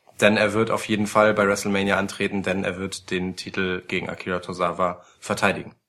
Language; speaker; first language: German; early bilingual, other home language; Polish